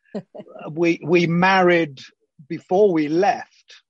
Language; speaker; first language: English; early bilingual, other home language; Greek